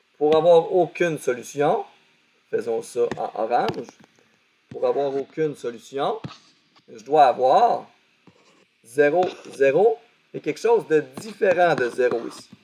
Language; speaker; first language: French; native; French